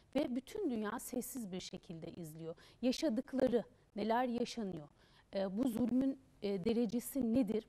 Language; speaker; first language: Turkish; native; Turkish